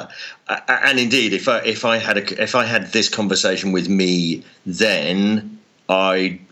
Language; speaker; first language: English; native; English